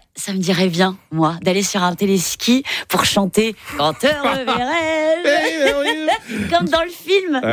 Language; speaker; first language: French; native; French